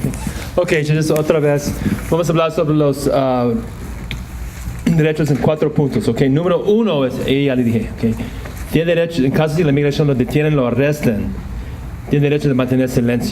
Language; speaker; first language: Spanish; non-native, fluent; English